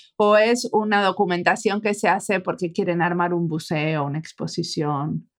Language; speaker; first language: Spanish; native; Spanish